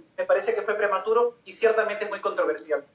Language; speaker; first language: Spanish; native; Spanish